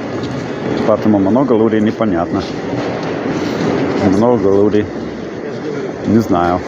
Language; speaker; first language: Russian; non-native, learner; English